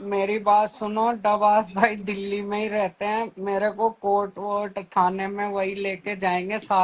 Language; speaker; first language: Hindi; native; Hindi